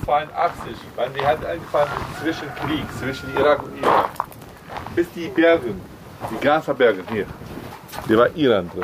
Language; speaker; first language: German; non-native, learner; Kurdish